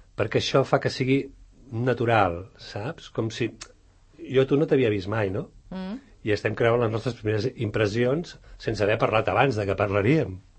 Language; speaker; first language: Catalan; native; Catalan